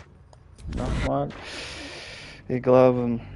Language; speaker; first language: German; non-native, learner; Russian